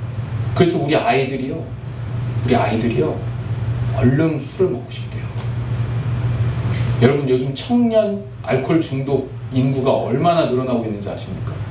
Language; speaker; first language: Korean; native; Korean